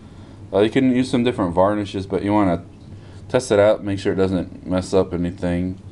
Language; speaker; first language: English; native; English